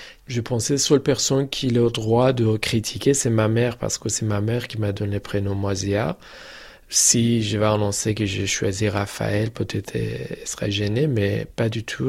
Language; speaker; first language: French; non-native, fluent; Persian